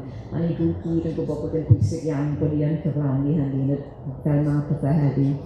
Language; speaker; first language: Welsh; native; Welsh